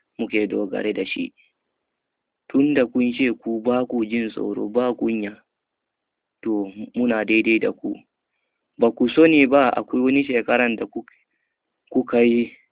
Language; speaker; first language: Hausa; non-native, local second language; Fula